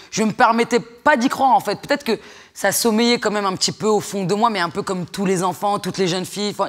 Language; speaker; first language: French; native; French